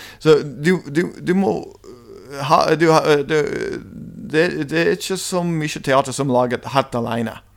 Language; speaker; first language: Norwegian; non-native, fluent; English